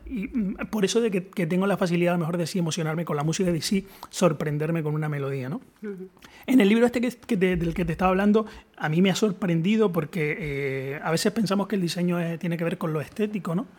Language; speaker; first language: Spanish; native; Spanish